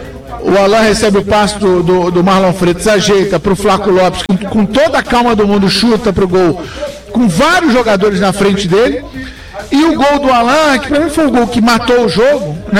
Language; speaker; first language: Portuguese; native; Portuguese